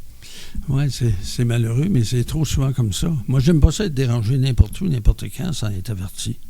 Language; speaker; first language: French; native; French